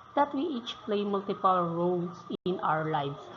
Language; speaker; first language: English; non-native, local second language; Filipino